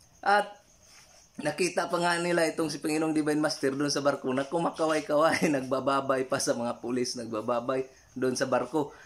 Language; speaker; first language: Filipino; non-native, local second language; Cebuano